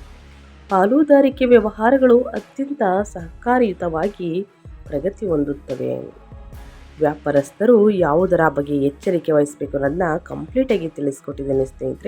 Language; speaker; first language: Kannada; native; Kannada